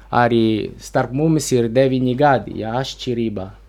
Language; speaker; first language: Latvian; non-native, learner; Italian